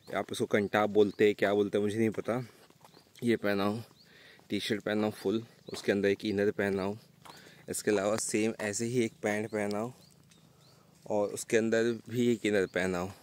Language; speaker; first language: Hindi; native; Hindi